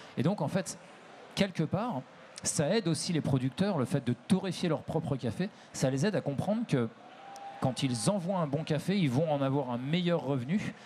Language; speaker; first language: French; native; French